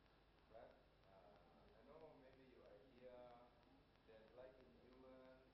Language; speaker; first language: English; non-native, fluent; Indonesian